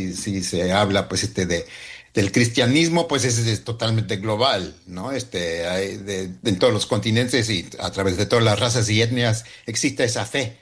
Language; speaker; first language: Spanish; early bilingual, heritage; Spanish